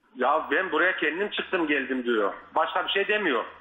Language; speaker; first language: Turkish; native; Turkish